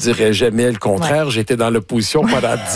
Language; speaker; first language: French; native; French